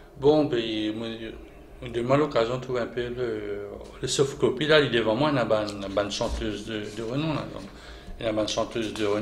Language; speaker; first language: French; non-native, local second language; Morisyen